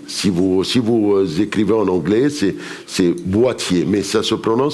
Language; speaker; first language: French; non-native, fluent; Arabic